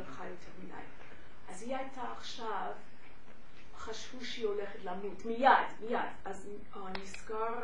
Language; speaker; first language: Hebrew; non-native, fluent; English